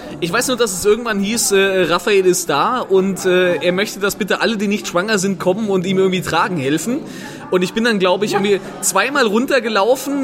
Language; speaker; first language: German; native; German